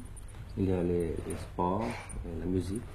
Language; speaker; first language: French; early bilingual, other home language; Thai